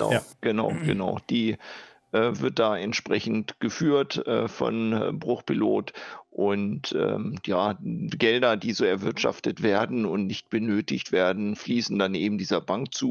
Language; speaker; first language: German; native; German